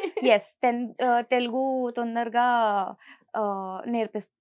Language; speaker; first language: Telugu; non-native, learner; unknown